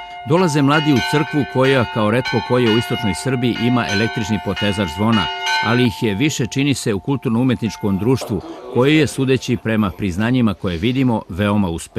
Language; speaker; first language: Serbian; native; Serbian